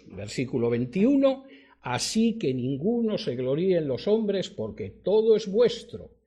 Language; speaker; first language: Spanish; native; Spanish